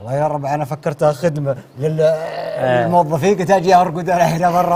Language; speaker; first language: Arabic; native; Arabic